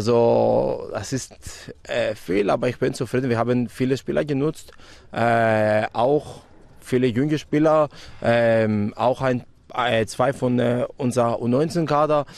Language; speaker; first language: German; non-native, fluent; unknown